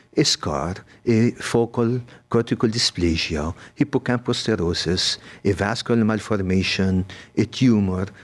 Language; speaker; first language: English; non-native, fluent; Arabic